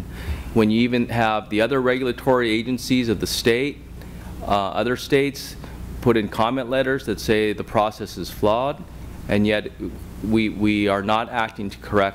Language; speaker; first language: English; native; English